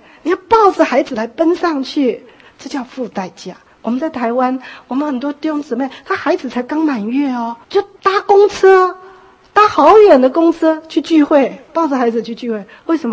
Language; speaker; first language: Chinese; native; Chinese